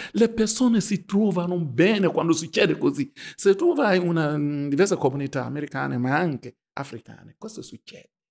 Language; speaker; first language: Italian; non-native, fluent; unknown